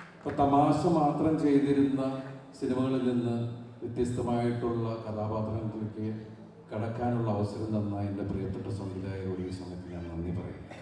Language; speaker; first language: Malayalam; native; Malayalam